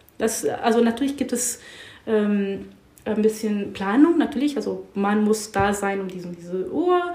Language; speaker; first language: German; non-native, learner; English